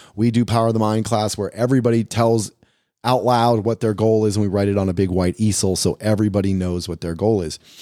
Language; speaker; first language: English; native; English